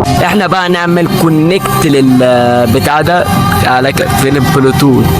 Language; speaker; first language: Arabic; native; Arabic